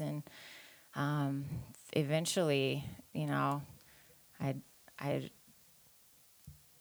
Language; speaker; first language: English; native; English